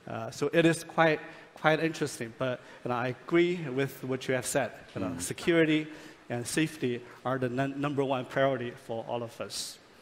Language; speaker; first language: English; non-native, fluent; Chinese